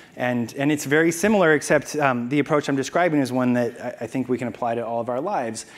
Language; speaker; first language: English; native; English